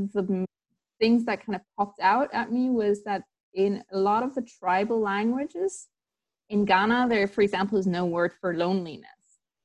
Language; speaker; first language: English; non-native, local second language; German